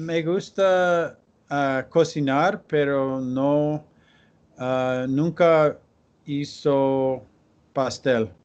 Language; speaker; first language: Spanish; non-native, learner; English